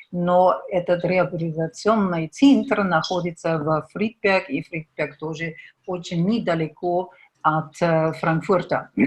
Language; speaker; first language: Russian; non-native, fluent; German